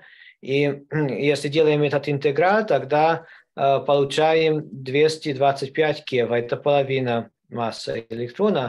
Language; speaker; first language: Russian; non-native, learner; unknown